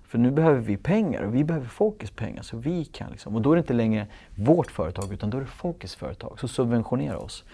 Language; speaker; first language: Swedish; early bilingual, other home language; Kurdish